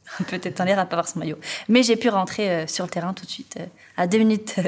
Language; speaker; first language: French; native; French